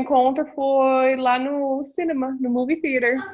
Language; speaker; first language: Portuguese; non-native, fluent; English